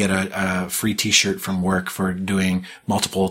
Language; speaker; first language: English; native; English